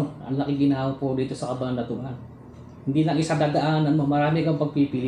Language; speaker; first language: Filipino; native; Filipino